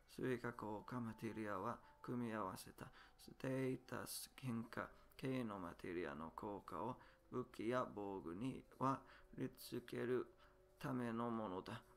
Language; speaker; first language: Japanese; non-native, learner; English